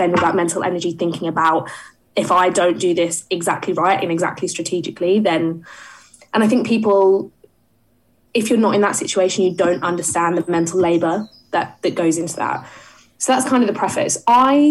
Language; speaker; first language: English; native; English